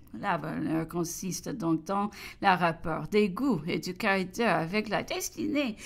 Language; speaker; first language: French; non-native, fluent; English